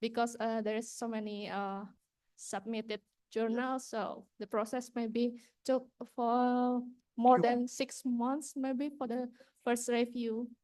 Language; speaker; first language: English; non-native, fluent; Indonesian